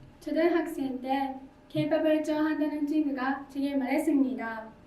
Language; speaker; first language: Korean; non-native, learner; Japanese